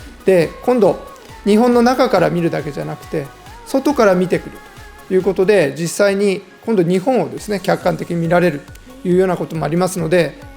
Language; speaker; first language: Japanese; native; Japanese